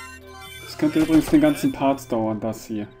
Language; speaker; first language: German; native; German